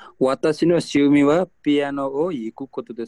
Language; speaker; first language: Japanese; non-native, learner; Nepali